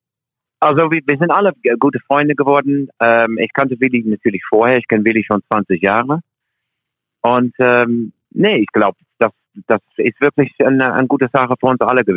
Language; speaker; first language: German; non-native, fluent; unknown